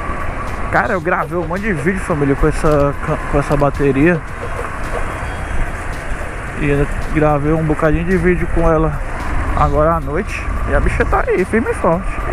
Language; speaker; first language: Portuguese; native; Portuguese